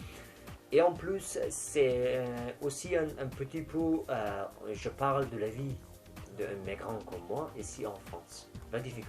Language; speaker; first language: French; non-native, fluent; Persian